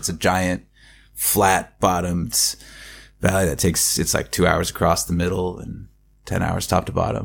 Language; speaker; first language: English; native; English